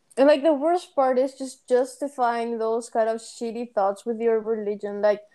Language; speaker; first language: English; non-native, fluent; Spanish